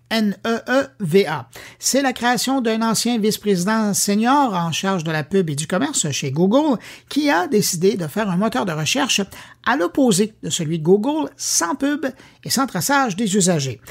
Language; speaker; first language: French; native; French